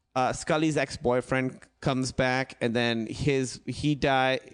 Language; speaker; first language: English; non-native, local second language; Urdu